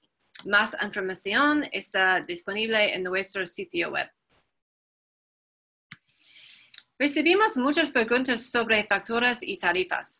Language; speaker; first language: Spanish; non-native, fluent; English